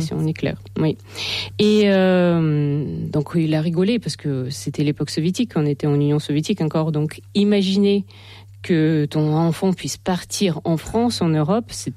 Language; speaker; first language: French; non-native, fluent; Russian